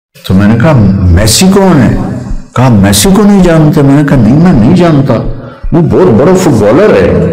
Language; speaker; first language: Urdu; non-native, local second language; Punjabi